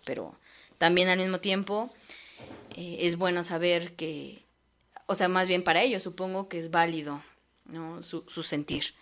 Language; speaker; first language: Spanish; native; Spanish